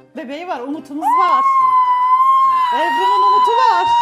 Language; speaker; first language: Turkish; native; Turkish